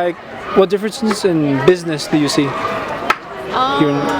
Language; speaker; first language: English; non-native, learner; Spanish